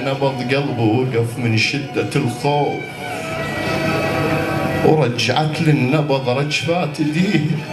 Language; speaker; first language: Arabic; native; Arabic